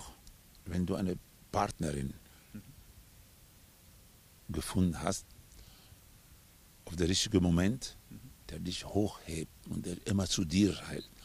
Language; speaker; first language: German; non-native, fluent; Spanish